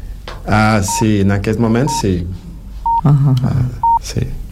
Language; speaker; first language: Catalan; non-native, learner; Portuguese